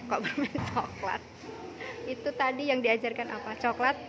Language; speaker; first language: Indonesian; native; Indonesian